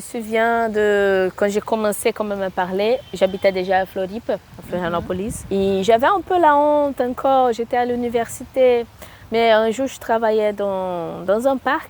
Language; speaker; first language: French; non-native, fluent; Portuguese